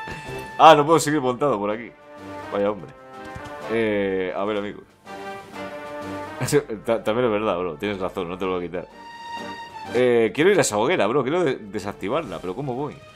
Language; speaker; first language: Spanish; native; Spanish